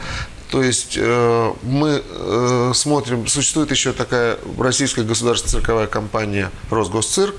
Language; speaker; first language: Russian; native; Russian